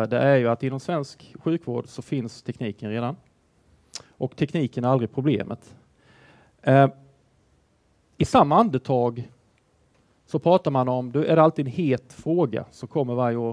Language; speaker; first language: Swedish; native; Swedish